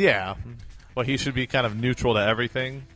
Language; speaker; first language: English; native; English